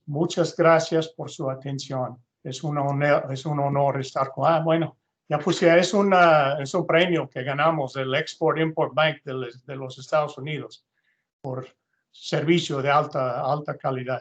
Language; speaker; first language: Spanish; non-native, fluent; English